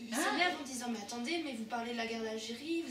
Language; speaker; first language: French; native; French